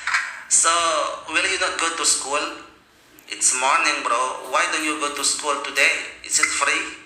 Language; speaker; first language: English; non-native, learner; Indonesian